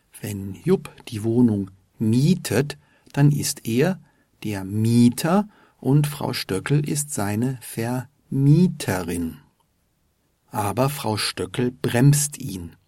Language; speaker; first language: German; native; German